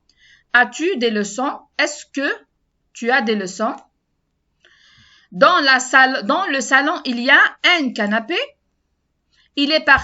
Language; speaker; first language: French; non-native, learner; Arabic